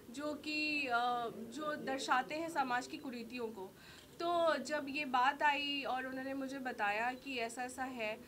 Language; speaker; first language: Hindi; native; Hindi